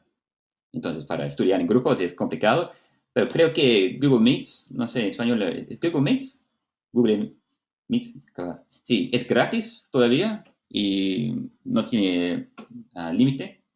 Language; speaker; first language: Spanish; non-native, fluent; Portuguese